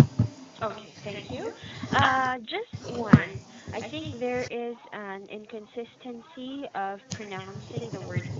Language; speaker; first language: English; non-native, fluent; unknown